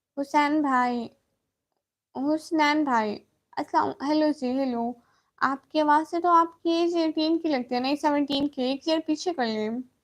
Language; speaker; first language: Urdu; non-native, local second language; Punjabi